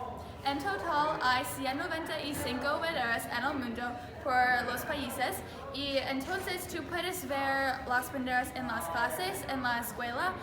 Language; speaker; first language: Spanish; non-native, learner; English